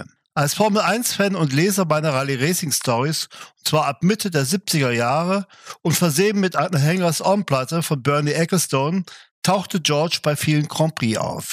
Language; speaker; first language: German; native; German